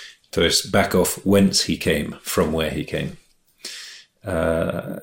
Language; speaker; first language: English; native; English